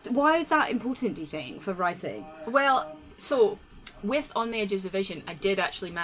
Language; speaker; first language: English; native; English